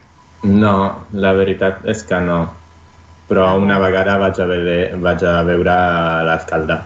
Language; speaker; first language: Catalan; non-native, learner; Italian